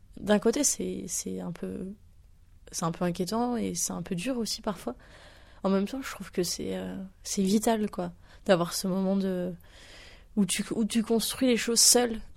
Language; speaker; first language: French; native; French